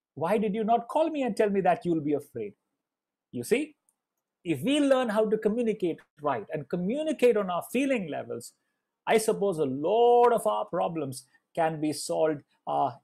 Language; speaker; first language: English; non-native, local second language; Malayalam